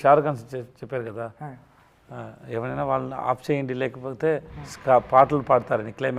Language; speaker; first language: Telugu; non-native, learner; Tamil